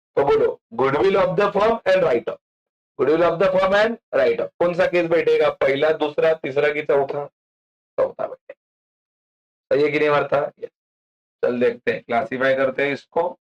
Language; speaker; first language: Hindi; non-native, local second language; Marathi